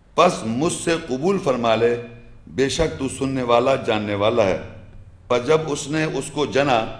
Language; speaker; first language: Urdu; native; Urdu